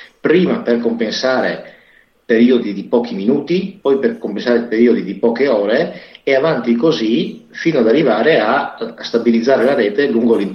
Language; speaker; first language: Italian; native; Italian